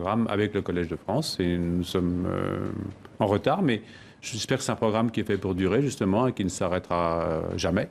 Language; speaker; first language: French; native; French